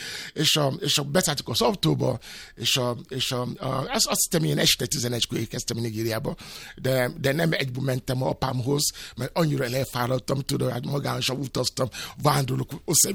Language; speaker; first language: Hungarian; non-native, fluent; Yoruba